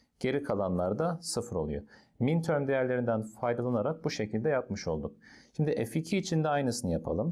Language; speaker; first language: Turkish; native; Turkish